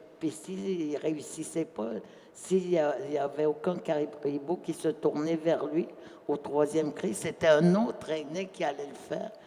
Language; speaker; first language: French; non-native, local second language; Innu-aimun